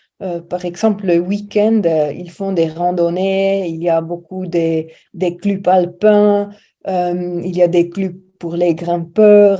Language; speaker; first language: French; non-native, fluent; German